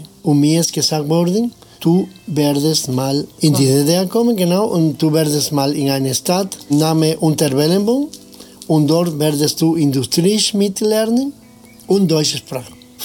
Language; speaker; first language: German; non-native, fluent; Spanish